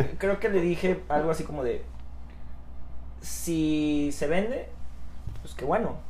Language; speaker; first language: Spanish; native; Spanish